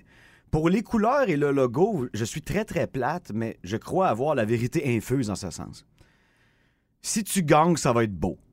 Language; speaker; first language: French; native; French